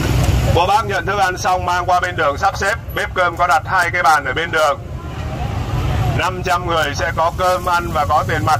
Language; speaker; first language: Vietnamese; native; Vietnamese